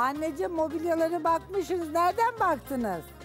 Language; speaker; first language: Turkish; native; Turkish